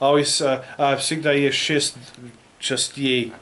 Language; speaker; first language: Russian; non-native, fluent; German